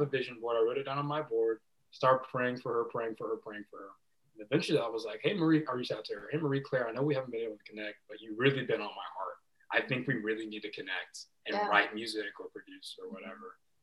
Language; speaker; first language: English; native; English